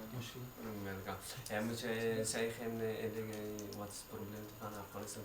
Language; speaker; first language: Dutch; non-native, learner; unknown